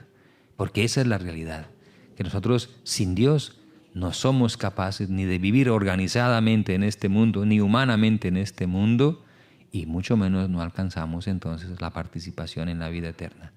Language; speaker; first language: Spanish; native; Spanish